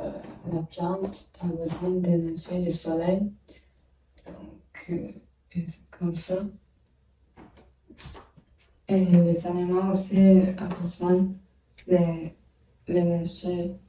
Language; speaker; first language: French; non-native, learner; Chinese